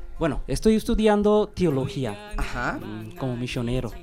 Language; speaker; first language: Spanish; non-native, learner; Bangla